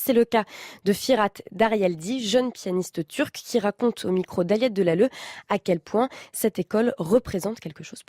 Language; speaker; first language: French; native; French